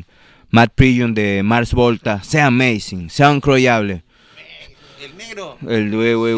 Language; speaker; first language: French; non-native, learner; Spanish